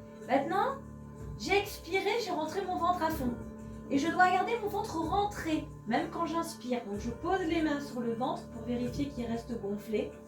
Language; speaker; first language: French; native; French